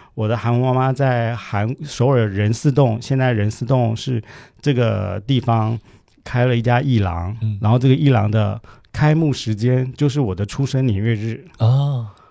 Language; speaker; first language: Chinese; native; Chinese